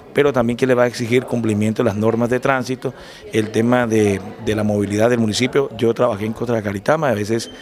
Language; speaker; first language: Spanish; native; Spanish